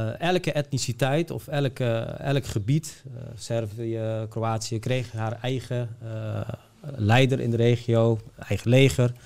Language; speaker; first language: Dutch; early bilingual, other home language; Bosnian